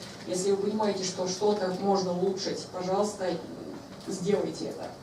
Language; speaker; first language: Russian; native; Russian